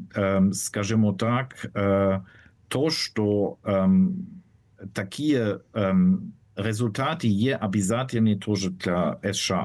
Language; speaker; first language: Russian; non-native, fluent; German